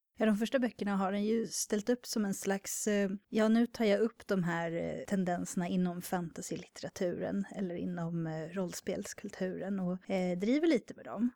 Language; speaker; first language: Swedish; native; Swedish